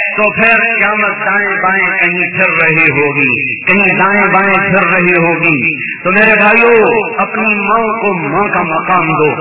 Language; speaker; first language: Urdu; non-native, local second language; Punjabi